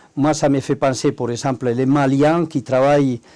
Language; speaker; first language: French; non-native, fluent; Spanish